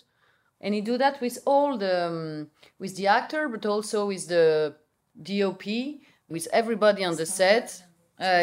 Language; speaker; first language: English; non-native, learner; French